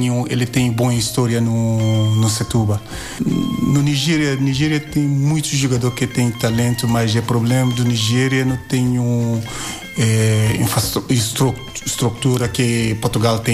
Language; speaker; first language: Portuguese; non-native, learner; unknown